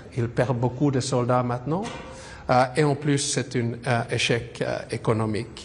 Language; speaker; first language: French; non-native, fluent; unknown